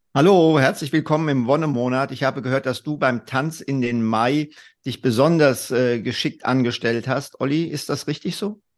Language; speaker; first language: German; native; German